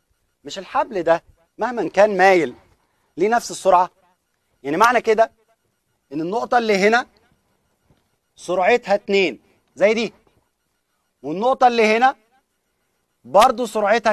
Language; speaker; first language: Arabic; native; Arabic